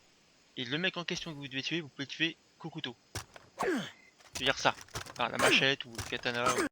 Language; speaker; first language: French; native; French